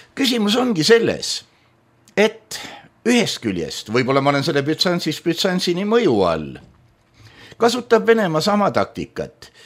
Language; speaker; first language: Estonian; native; Estonian